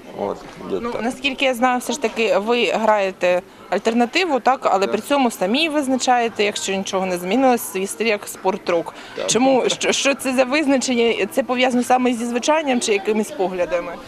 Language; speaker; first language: Ukrainian; native; Ukrainian